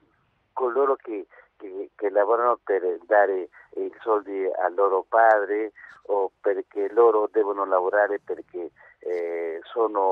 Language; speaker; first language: Italian; non-native, fluent; Spanish